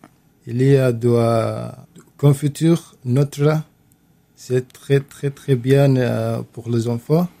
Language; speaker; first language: French; non-native, learner; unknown